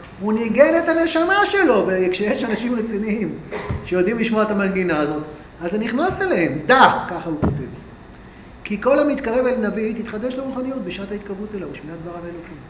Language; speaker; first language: Hebrew; native; Hebrew